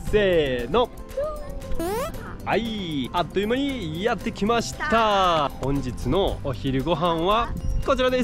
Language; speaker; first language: Japanese; native; Japanese